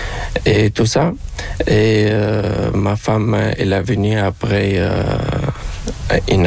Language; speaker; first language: French; non-native, local second language; Arabic